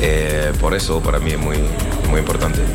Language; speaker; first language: Spanish; non-native, learner; French